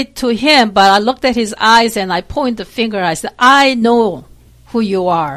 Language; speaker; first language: English; non-native, fluent; Korean